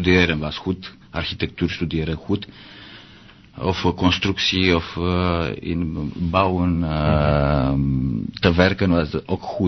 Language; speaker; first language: Dutch; non-native, learner; Romanian